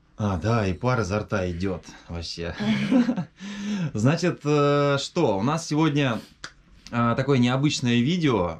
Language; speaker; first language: Russian; native; Russian